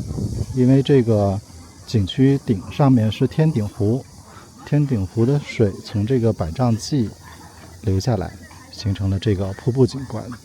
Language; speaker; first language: Chinese; native; Chinese